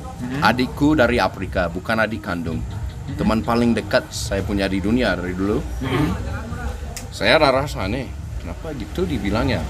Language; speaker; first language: Indonesian; non-native, fluent; English